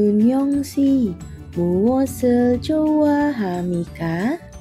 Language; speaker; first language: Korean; non-native, fluent; Indonesian